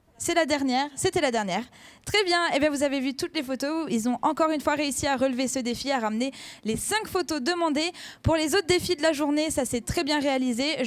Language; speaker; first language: French; native; French